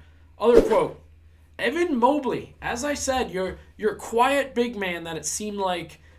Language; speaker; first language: English; native; English